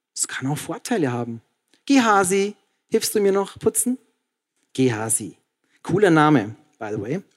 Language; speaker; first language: German; native; German